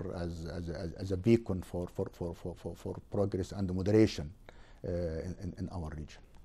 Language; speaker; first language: English; non-native, fluent; Arabic